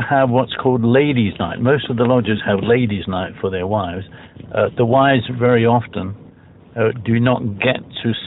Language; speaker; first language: English; native; English